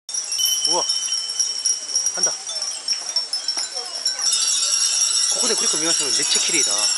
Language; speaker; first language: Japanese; non-native, learner; Korean